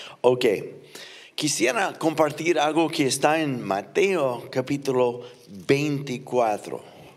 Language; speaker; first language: Spanish; non-native, fluent; English